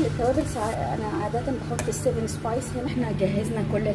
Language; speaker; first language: Arabic; native; Arabic